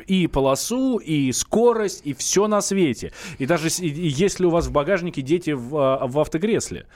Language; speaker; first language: Russian; native; Russian